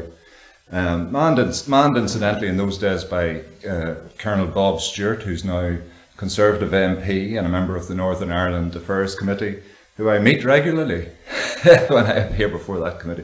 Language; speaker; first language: English; native; English